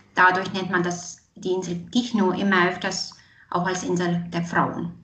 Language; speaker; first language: German; non-native, fluent; Estonian